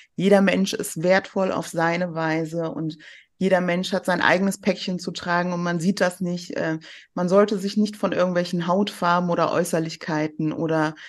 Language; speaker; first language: German; early bilingual, other home language; Persian